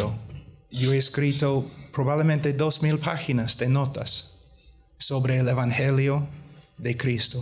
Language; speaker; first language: Spanish; non-native, fluent; English